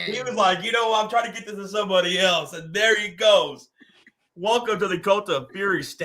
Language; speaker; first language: English; native; English